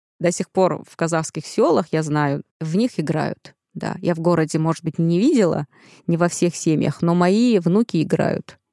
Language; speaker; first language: Russian; non-native, local second language; Kazakh